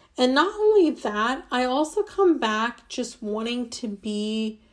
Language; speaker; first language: English; native; English